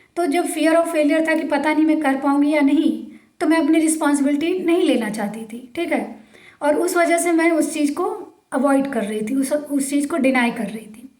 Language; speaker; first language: Hindi; native; Hindi